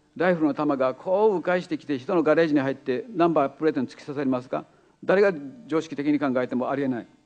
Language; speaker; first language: Japanese; native; Japanese